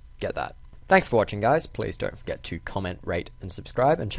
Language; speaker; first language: English; native; English